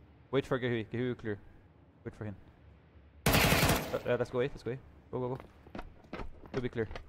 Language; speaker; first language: English; non-native, fluent; Portuguese